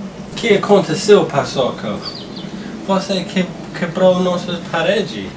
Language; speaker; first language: Portuguese; non-native, learner; English